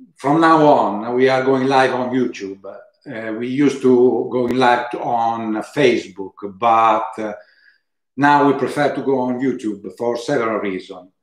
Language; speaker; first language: English; non-native, fluent; Italian